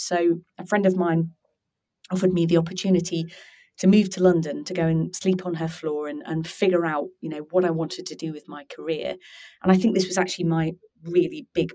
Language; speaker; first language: English; native; English